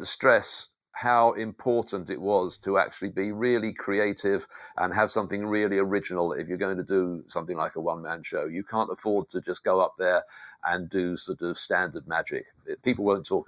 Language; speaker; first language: English; native; English